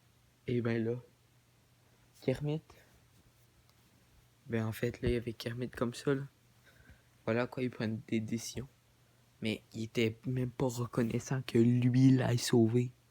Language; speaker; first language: French; native; French